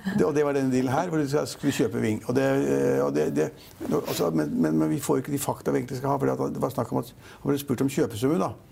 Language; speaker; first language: Norwegian; native; Norwegian